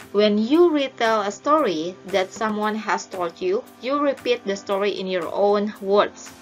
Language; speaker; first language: English; non-native, fluent; Indonesian